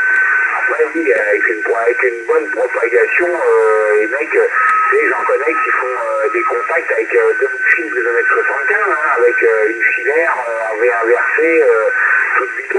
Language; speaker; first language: French; native; French